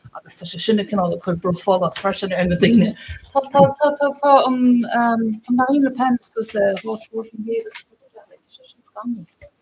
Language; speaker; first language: Irish; native; Irish